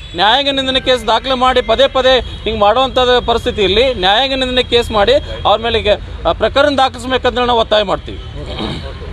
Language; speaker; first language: Kannada; native; Kannada